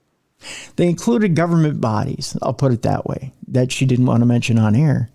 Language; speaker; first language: English; native; English